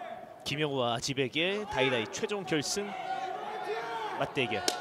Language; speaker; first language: Korean; native; Korean